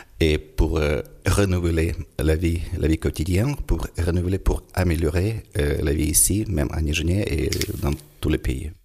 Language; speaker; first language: French; non-native, fluent; Ukrainian